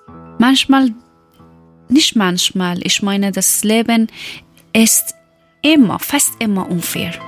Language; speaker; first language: German; non-native, learner; Persian